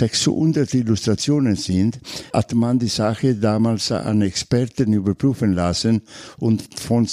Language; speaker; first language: German; non-native, fluent; Italian